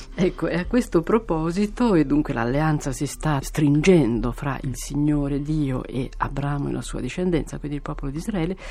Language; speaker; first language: Italian; native; Italian